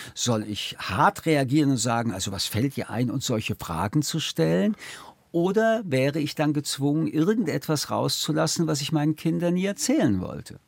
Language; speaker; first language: German; early bilingual, other home language; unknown